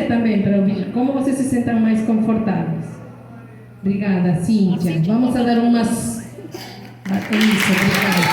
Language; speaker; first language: Portuguese; non-native, fluent; Spanish